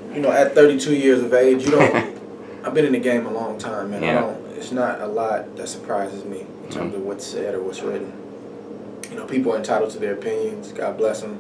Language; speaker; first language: English; native; English